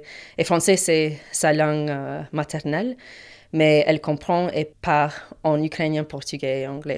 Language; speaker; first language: French; non-native, learner; English